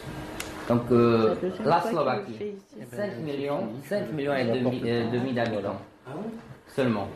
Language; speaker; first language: French; non-native, fluent; Slovak